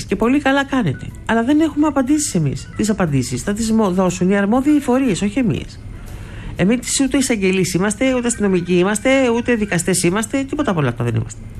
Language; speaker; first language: Greek; native; Greek